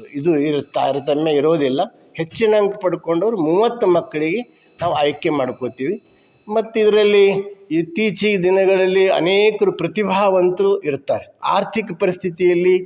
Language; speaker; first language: Kannada; native; Kannada